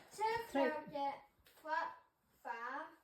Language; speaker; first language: Danish; early bilingual, other home language; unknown